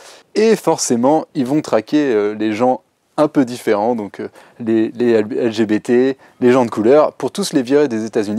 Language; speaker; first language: French; native; French